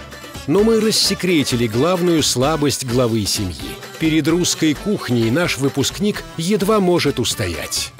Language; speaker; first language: Russian; native; Russian